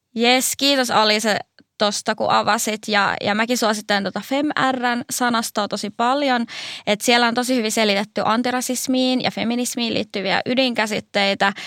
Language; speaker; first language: Finnish; native; Finnish